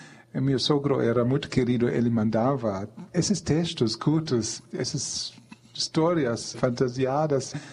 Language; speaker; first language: Portuguese; non-native, fluent; German